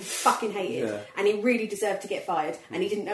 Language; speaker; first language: English; native; English